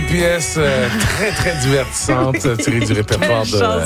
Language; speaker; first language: French; native; French